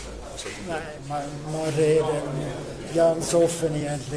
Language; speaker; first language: German; non-native, learner; Swedish